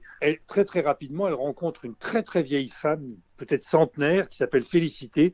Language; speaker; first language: French; native; French